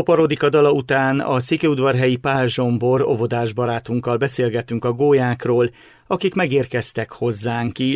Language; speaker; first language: Hungarian; native; Hungarian